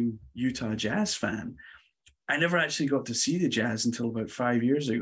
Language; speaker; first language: English; native; English